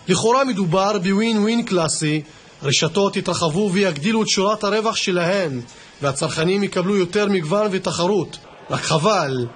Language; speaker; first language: Hebrew; non-native, local second language; Arabic